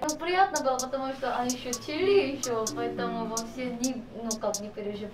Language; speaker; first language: Russian; non-native, fluent; Korean